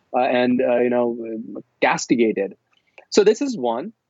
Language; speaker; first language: English; non-native, local second language; Kashmiri